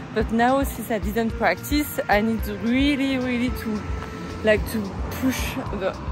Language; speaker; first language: English; non-native, fluent; French